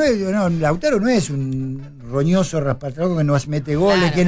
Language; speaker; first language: Spanish; native; Spanish